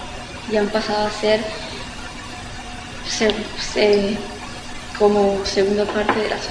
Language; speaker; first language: Spanish; early bilingual, heritage; Spanish